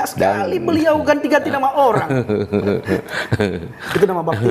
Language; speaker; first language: Malay; native; Malay